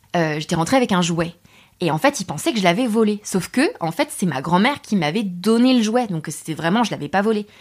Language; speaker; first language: French; native; French